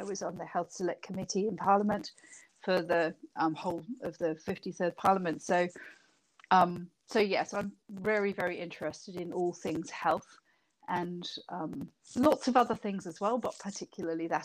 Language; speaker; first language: English; native; English